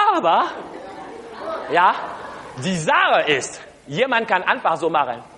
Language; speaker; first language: German; non-native, learner; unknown